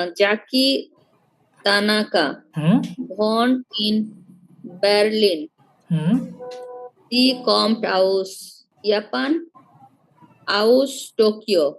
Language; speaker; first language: German; non-native, learner; Bangla